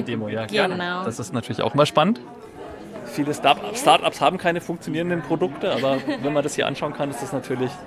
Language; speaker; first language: German; native; German